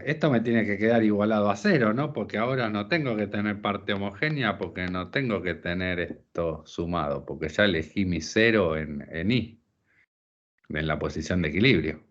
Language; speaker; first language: Spanish; native; Spanish